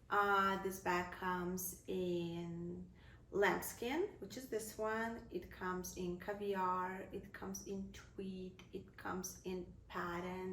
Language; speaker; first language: English; non-native, fluent; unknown